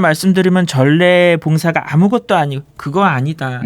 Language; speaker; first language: Korean; native; Korean